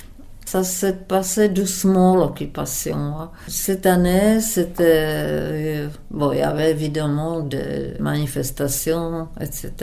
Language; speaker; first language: French; non-native, fluent; Czech